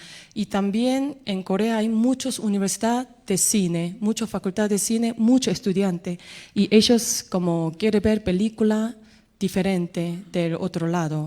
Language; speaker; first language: Spanish; non-native, learner; Korean